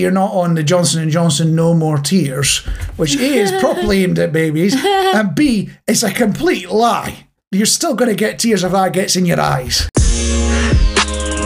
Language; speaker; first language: English; native; English